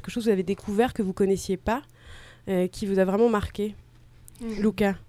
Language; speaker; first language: French; native; French